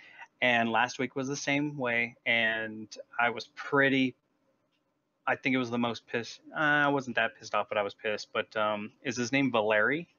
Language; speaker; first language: English; native; English